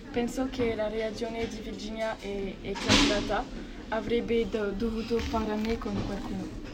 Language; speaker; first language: Italian; non-native, learner; French